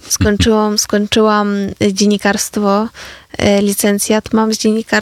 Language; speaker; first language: Polish; non-native, fluent; Ukrainian